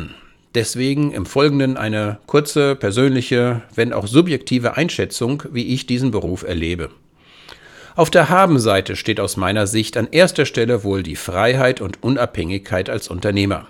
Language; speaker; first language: German; native; German